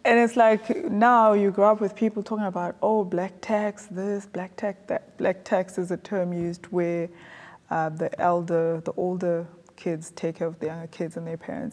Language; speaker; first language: English; non-native, local second language; Zulu